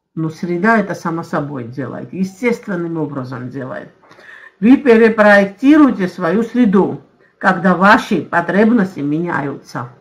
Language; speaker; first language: Russian; non-native, local second language; Azerbaijani